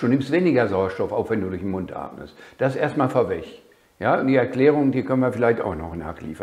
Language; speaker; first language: German; native; German